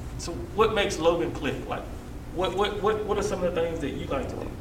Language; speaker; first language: English; native; English